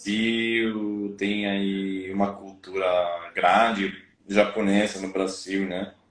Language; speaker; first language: Portuguese; non-native, learner; Spanish